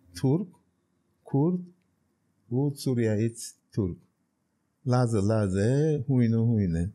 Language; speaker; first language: Armenian; early bilingual, heritage; Armenian